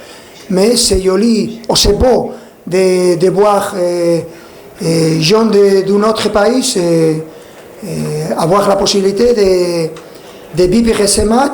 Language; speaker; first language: French; non-native, fluent; Spanish